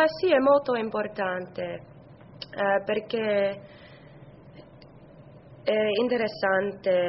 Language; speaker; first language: Italian; non-native, learner; English